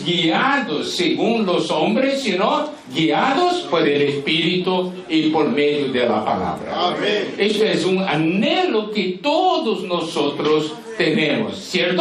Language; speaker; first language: Spanish; non-native, fluent; Portuguese